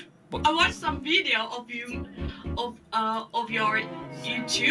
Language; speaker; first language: English; non-native, learner; Chinese